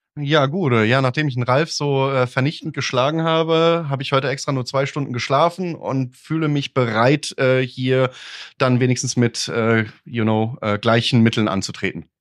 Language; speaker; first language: German; native; German